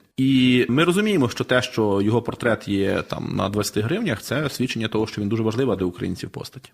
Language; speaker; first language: Ukrainian; native; Ukrainian